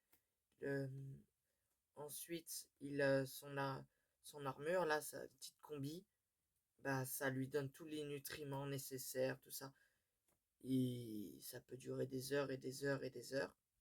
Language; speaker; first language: French; native; French